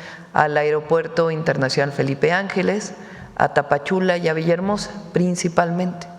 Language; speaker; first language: Spanish; native; Spanish